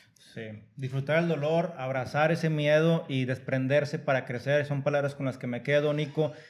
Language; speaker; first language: Spanish; native; Spanish